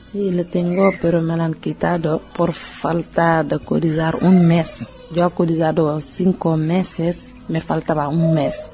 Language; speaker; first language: Spanish; non-native, learner; Wolof